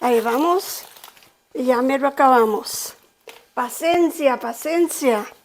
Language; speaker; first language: Spanish; early bilingual, other home language; English